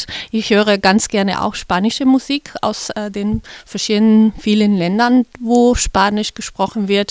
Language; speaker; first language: German; non-native, fluent; Spanish